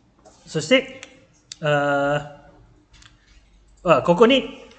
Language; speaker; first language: Japanese; non-native, fluent; Malay